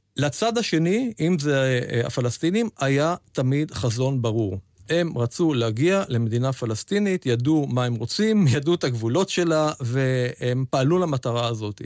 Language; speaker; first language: Hebrew; native; Hebrew